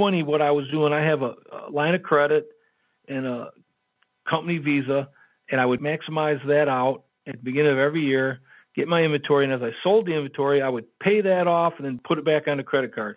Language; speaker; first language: English; native; English